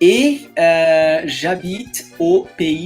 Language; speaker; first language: French; non-native, fluent; Portuguese